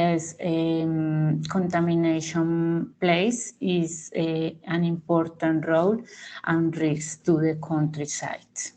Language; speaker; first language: English; non-native, learner; Spanish